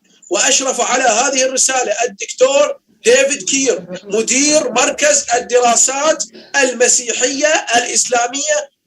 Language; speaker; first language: Arabic; native; Arabic